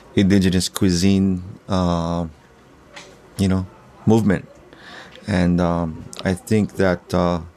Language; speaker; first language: English; native; English